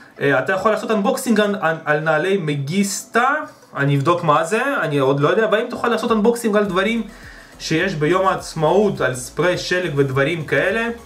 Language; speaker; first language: Hebrew; early bilingual, other home language; Russian